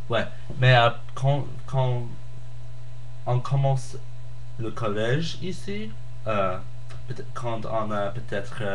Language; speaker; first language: French; non-native, learner; English